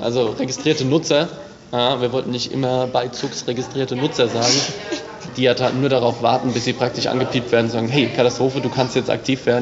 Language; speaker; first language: German; native; German